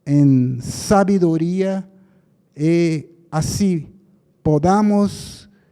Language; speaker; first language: Spanish; non-native, fluent; Portuguese